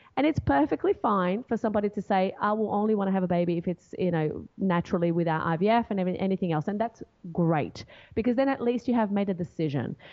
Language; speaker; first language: English; non-native, fluent; Portuguese